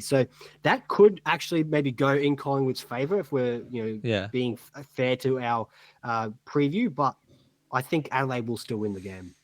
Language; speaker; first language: English; native; English